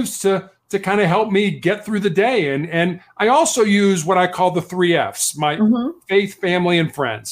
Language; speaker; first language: English; native; English